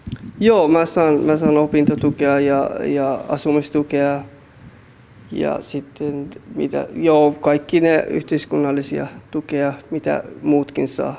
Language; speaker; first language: Finnish; non-native, fluent; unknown